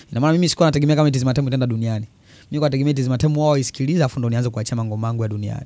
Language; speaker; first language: Swahili; early bilingual, other home language; Bembe